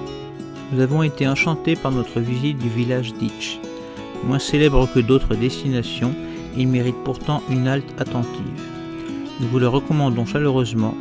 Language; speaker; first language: French; native; French